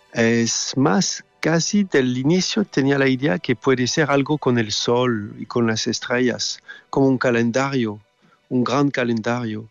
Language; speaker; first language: Spanish; non-native, learner; French